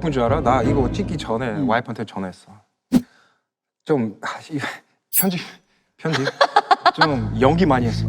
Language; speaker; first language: Korean; early bilingual, heritage; English